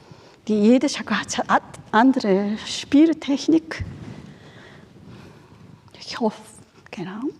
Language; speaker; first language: German; non-native, fluent; Japanese